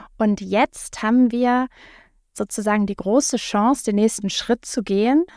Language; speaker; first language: German; native; German